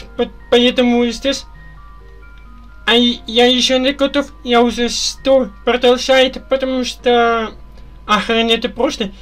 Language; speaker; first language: Russian; non-native, learner; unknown